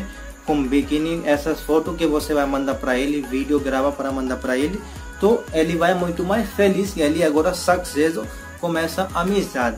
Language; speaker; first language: Portuguese; non-native, learner; Hindi